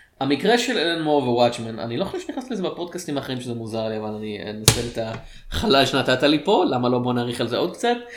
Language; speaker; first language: Hebrew; native; Hebrew